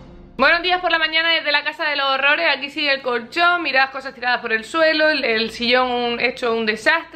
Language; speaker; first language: Spanish; native; Spanish